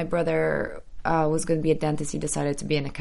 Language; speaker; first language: English; early bilingual, other home language; Polish